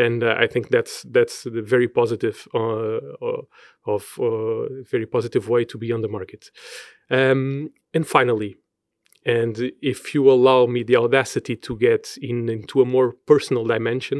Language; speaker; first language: English; non-native, fluent; Portuguese